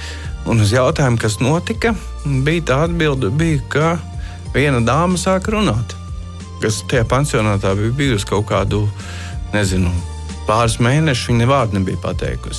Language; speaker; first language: Latvian; native; Latvian